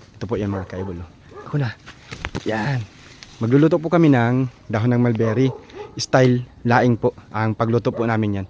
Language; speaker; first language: Filipino; native; Filipino